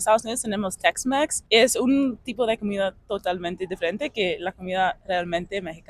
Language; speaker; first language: Spanish; non-native, fluent; English